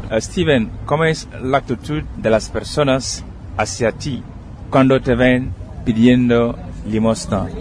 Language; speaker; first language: Spanish; non-native, fluent; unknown